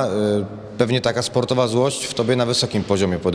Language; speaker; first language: Polish; native; Polish